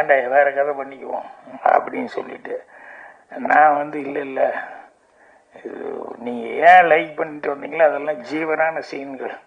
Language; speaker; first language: Tamil; native; Tamil